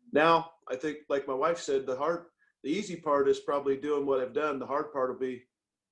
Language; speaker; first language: English; native; English